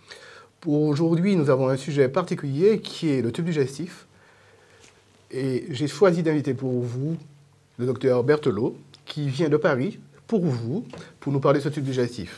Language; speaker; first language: French; native; French